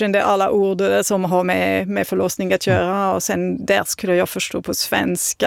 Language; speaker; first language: Swedish; non-native, fluent; French